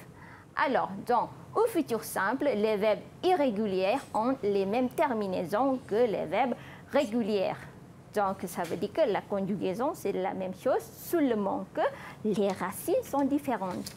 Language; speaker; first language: French; non-native, fluent; Malay